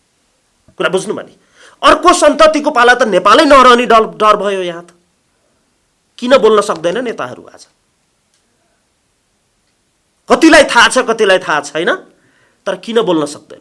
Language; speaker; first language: Nepali; native; Nepali